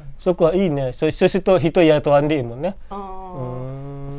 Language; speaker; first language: Japanese; non-native, fluent; Indonesian